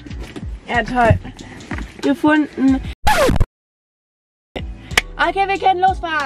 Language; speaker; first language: German; early bilingual, heritage; German